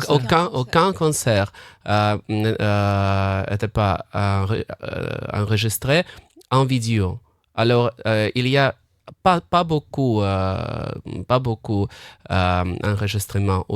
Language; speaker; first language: French; non-native, fluent; Russian